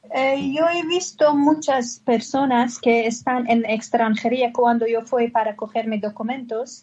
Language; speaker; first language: Spanish; non-native, learner; Persian